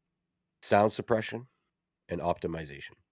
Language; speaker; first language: English; native; English